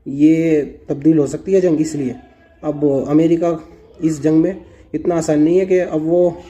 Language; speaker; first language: Hindi; native; Hindi